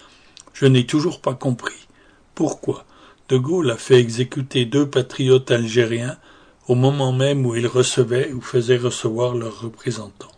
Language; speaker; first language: French; native; French